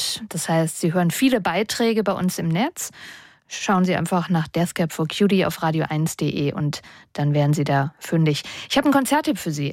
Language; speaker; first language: German; native; German